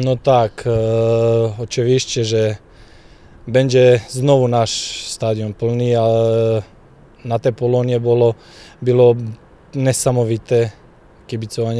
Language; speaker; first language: Polish; non-native, fluent; Slovak